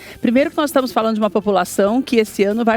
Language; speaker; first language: Portuguese; native; Portuguese